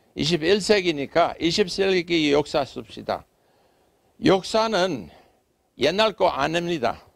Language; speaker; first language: Korean; non-native, fluent; English